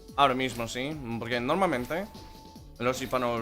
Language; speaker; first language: Spanish; non-native, fluent; English